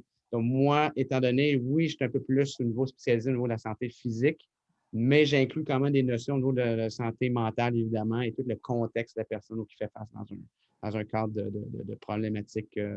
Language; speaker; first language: French; native; French